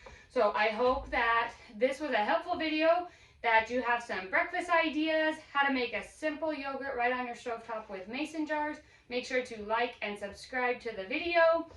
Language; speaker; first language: English; native; English